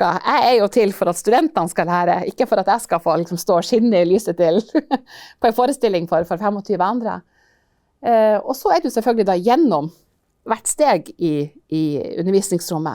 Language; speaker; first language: Norwegian; native; Norwegian